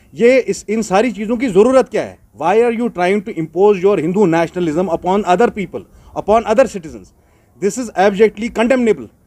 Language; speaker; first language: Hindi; non-native, local second language; Kashmiri